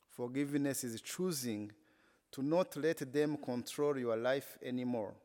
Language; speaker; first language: English; non-native, local second language; Kinyarwanda